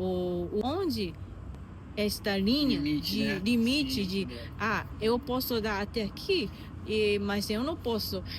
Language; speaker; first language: Portuguese; non-native, fluent; Japanese